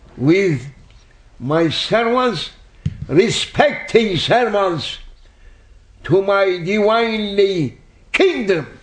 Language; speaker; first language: English; non-native, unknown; Turkish